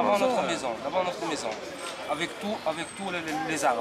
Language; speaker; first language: French; non-native, learner; Arabic